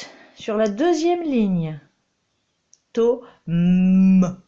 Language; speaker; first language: French; native; French